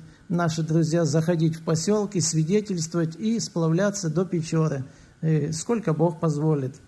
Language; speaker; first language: Russian; native; Russian